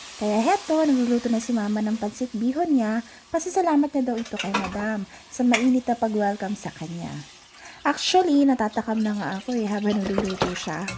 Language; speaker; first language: Filipino; native; Filipino